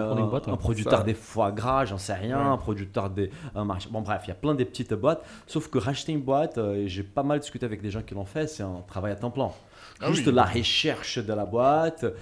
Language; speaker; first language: French; non-native, fluent; Portuguese